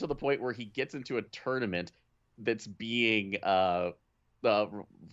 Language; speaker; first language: English; native; English